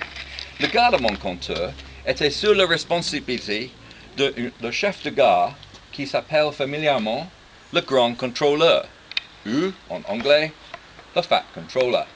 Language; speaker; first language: French; non-native, learner; English